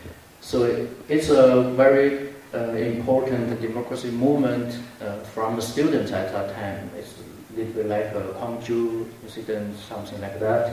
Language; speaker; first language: English; non-native, fluent; Chinese